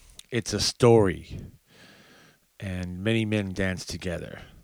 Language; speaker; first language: English; native; English